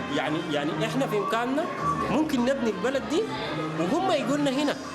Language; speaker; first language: Arabic; native; Arabic